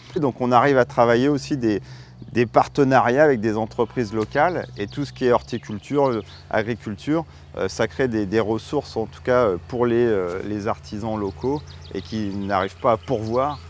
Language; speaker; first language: French; native; French